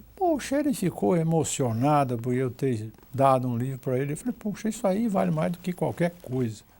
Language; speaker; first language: Portuguese; native; Portuguese